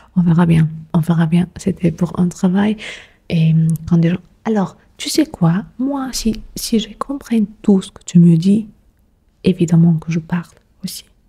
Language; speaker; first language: French; non-native, fluent; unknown